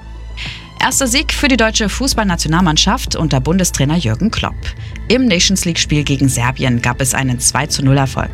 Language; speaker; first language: German; native; German